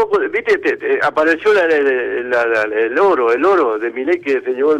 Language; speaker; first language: Spanish; native; Spanish